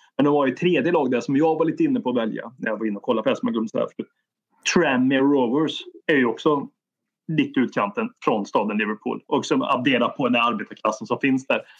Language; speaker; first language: Swedish; native; Swedish